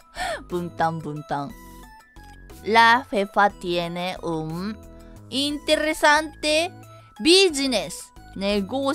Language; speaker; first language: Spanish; non-native, learner; Japanese